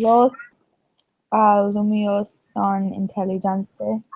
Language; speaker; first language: Spanish; non-native, learner; English